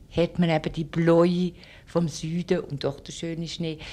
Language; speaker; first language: German; early bilingual, other home language; French